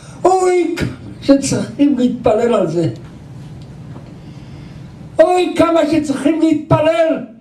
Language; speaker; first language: Hebrew; non-native, local second language; Yiddish